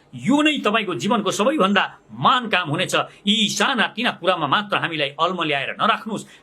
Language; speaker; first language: Nepali; native; Nepali